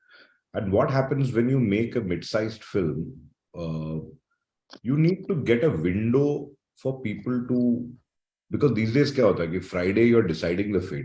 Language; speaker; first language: English; non-native, local second language; Malayalam